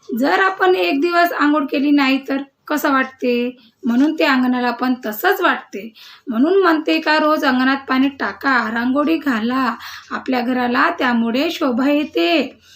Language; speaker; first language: Marathi; non-native, local second language; Telugu